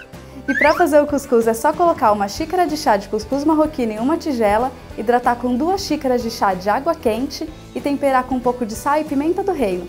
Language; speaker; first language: Portuguese; native; Portuguese